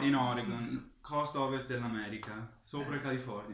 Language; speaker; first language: Italian; early bilingual, heritage; English